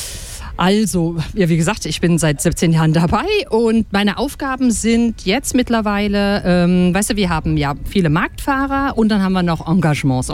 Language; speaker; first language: German; native; German